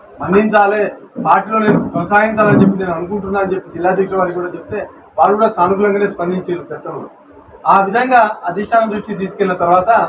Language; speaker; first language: Telugu; non-native, local second language; Lambadi